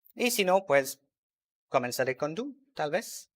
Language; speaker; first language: Spanish; non-native, fluent; English